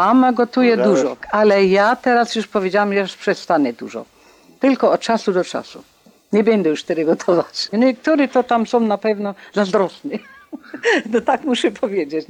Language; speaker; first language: Polish; non-native, local second language; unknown